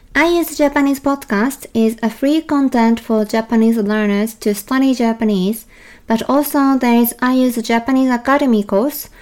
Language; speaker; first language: English; non-native, fluent; Japanese